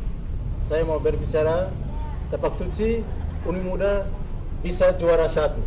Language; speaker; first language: Indonesian; non-native, learner; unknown